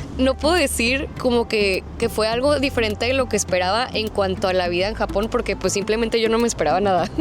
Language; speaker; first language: Spanish; native; Spanish